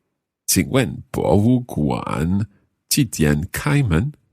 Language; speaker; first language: Chinese; non-native, learner; English